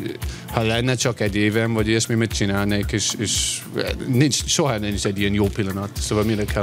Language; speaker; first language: Hungarian; non-native, fluent; English